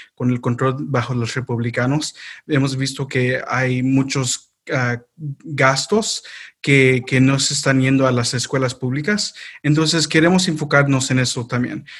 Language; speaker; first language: Spanish; early bilingual, heritage; Spanish